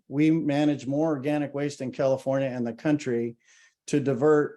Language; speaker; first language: English; native; English